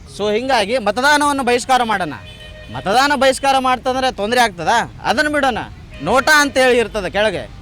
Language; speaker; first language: Kannada; non-native, local second language; Lambadi